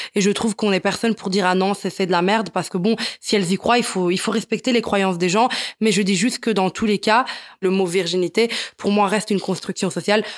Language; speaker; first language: French; early bilingual, other home language; Italian